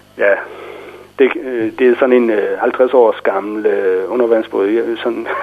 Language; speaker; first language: Danish; non-native, fluent; Persian